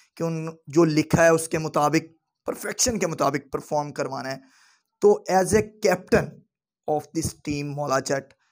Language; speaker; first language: Urdu; non-native, local second language; Punjabi